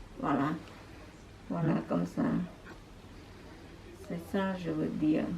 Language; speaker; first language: French; non-native, fluent; Khmer